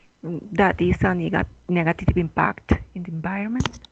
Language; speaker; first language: English; non-native, learner; Spanish